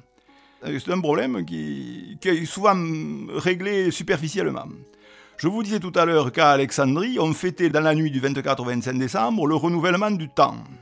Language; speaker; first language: French; native; French